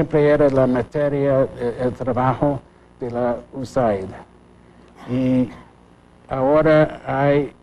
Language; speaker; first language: Spanish; non-native, fluent; English